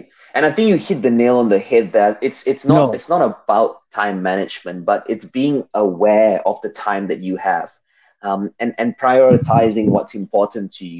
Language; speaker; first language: English; non-native, local second language; Tamil